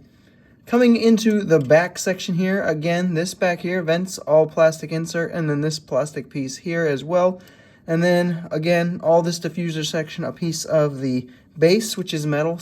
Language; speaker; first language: English; native; English